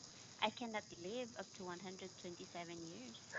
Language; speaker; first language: English; non-native, fluent; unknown